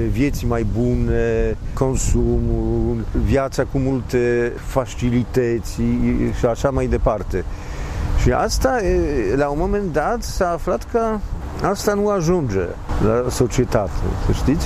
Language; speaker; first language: Romanian; non-native, fluent; Polish